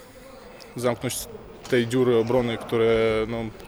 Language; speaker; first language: Polish; non-native, fluent; Russian